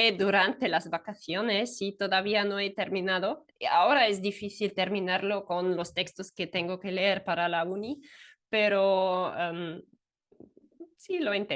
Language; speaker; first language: Spanish; non-native, fluent; German